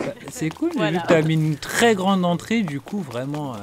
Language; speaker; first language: French; native; French